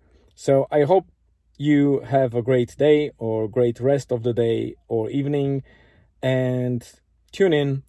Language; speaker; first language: English; non-native, fluent; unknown